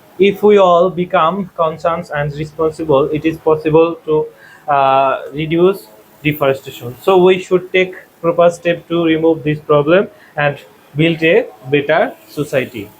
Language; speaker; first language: English; non-native, local second language; Bangla